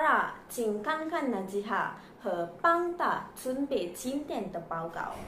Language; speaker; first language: Chinese; non-native, learner; Malay